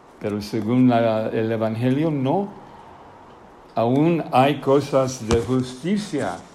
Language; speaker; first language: Spanish; non-native, fluent; English